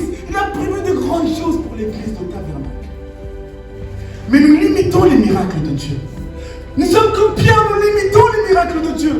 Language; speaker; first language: French; native; French